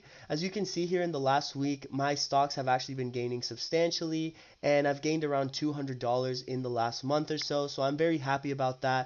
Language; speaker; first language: English; native; English